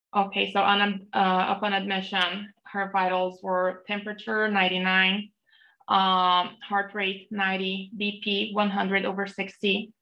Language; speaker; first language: English; non-native, fluent; Portuguese